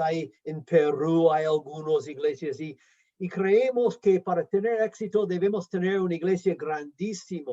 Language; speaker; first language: Spanish; non-native, fluent; English